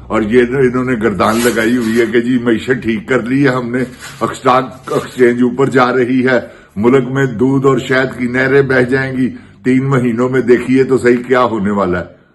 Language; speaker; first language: Urdu; non-native, local second language; Punjabi